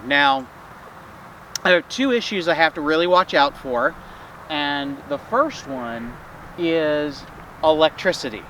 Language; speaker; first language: English; native; English